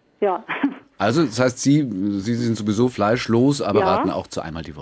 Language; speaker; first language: German; native; German